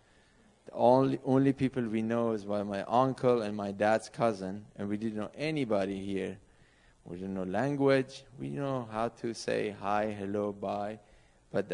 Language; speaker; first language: English; non-native, fluent; Persian